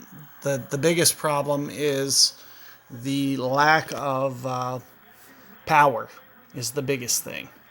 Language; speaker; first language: English; native; English